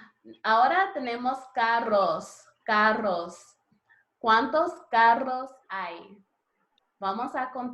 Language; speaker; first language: Spanish; non-native, learner; English